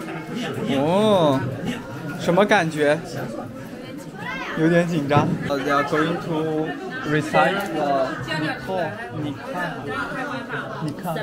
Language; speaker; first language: English; non-native, local second language; Chinese